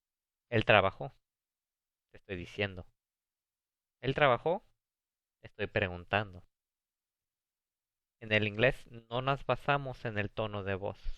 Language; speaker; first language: Spanish; early bilingual, heritage; English